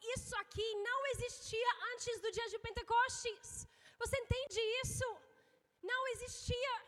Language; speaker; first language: Portuguese; non-native, fluent; English